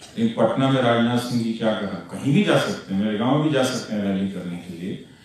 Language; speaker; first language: Hindi; non-native, local second language; Bhojpuri